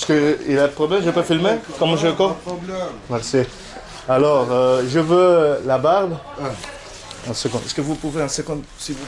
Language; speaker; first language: French; non-native, learner; Spanish